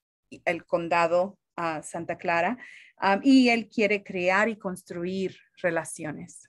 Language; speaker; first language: Spanish; early bilingual, heritage; Spanish